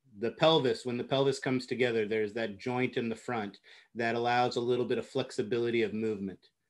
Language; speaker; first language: English; native; English